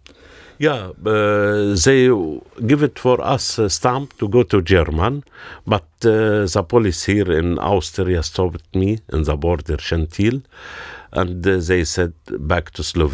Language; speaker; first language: English; non-native, learner; Arabic